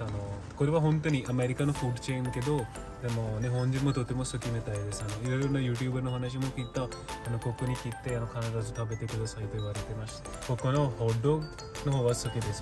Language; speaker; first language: Japanese; non-native, learner; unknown